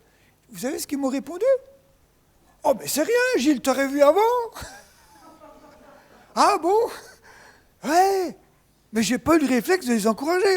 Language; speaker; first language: French; native; French